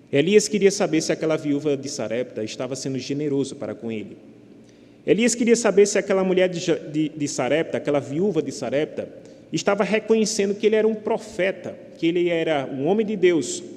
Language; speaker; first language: Portuguese; native; Portuguese